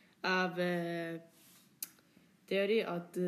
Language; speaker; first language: Swedish; non-native, learner; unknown